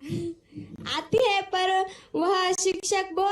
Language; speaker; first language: Hindi; non-native, local second language; Marathi